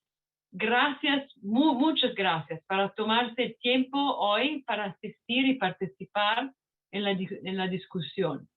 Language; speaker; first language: Spanish; non-native, fluent; Italian